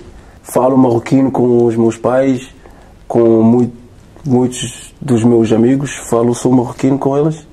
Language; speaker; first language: Portuguese; non-native, learner; French